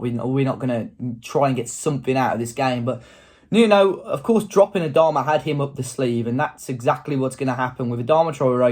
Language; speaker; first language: English; native; English